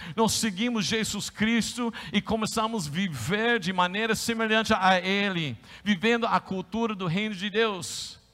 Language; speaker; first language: Portuguese; non-native, fluent; English